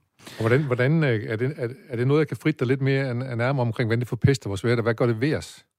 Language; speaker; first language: Danish; native; Danish